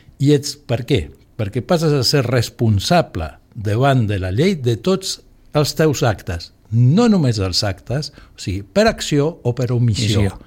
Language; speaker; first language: Catalan; non-native, local second language; Spanish